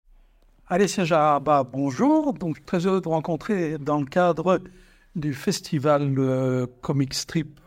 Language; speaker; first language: French; native; French